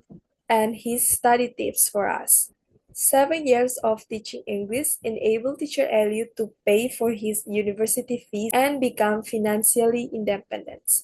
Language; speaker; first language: English; non-native, learner; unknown